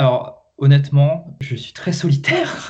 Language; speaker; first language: French; native; French